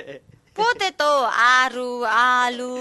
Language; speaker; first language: Japanese; non-native, learner; Nepali